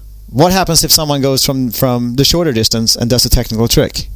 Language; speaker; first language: English; non-native, fluent; Swedish